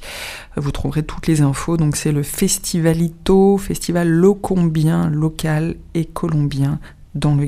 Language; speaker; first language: French; native; French